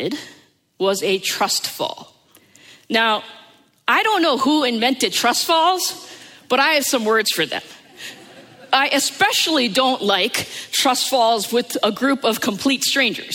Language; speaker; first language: English; native; English